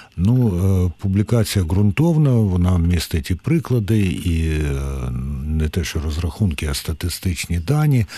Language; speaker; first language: Ukrainian; native; Ukrainian